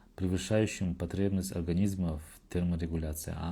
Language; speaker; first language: Russian; non-native, local second language; Kazakh